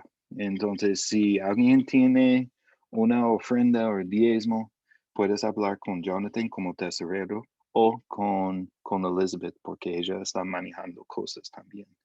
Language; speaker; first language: Spanish; non-native, fluent; English